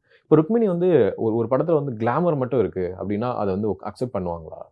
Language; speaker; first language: Tamil; native; Tamil